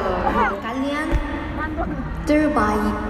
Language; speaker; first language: Indonesian; non-native, learner; Korean